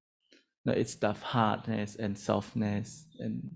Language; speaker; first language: English; non-native, learner; Thai